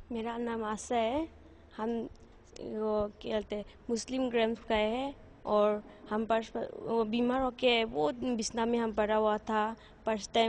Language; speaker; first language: Hindi; non-native, local second language; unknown